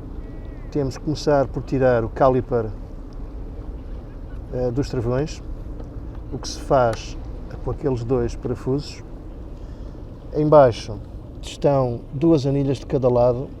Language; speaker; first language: Portuguese; native; Portuguese